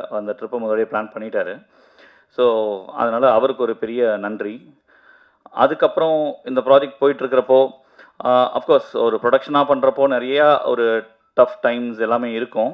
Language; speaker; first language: Tamil; native; Tamil